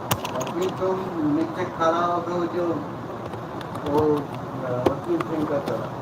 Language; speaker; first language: Hindi; non-native, local second language; Santali